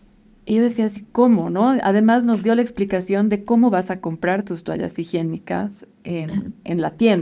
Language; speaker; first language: Spanish; native; Spanish